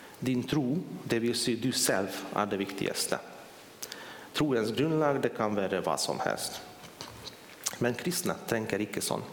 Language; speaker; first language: Swedish; non-native, fluent; Hungarian